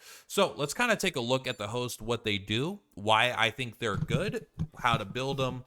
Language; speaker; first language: English; native; English